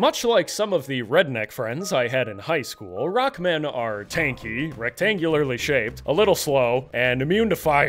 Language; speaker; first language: English; native; English